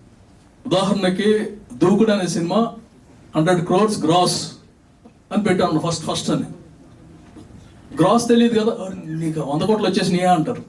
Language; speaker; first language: Telugu; native; Telugu